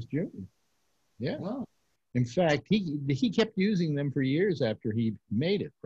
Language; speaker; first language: English; native; English